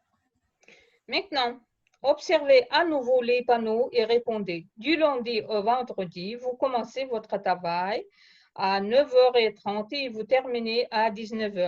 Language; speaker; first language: French; non-native, fluent; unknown